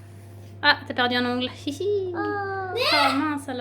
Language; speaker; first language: French; native; French